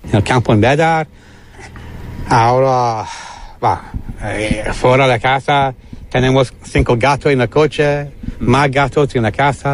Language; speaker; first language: Spanish; non-native, learner; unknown